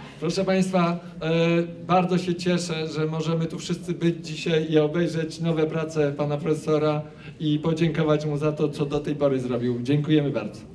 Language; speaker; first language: Polish; native; Polish